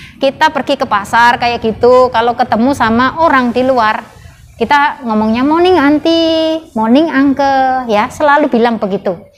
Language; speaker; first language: Indonesian; non-native, local second language; Javanese